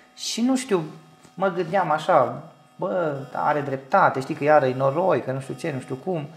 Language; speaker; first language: Romanian; native; Romanian